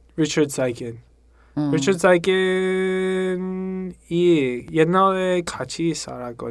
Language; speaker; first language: Korean; non-native, learner; English